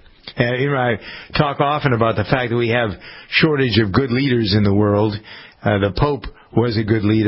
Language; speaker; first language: English; native; English